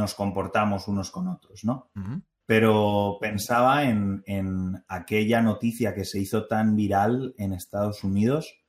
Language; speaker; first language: Spanish; native; Spanish